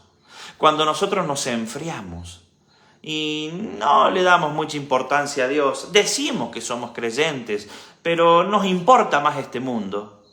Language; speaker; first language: Spanish; native; Spanish